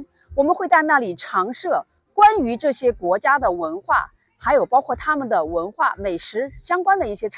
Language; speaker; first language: Chinese; native; Chinese